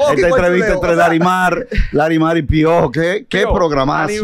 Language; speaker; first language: Spanish; native; Spanish